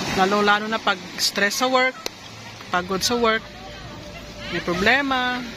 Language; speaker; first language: Filipino; non-native, local second language; Cebuano